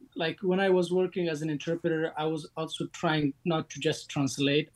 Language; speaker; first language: English; non-native, fluent; Persian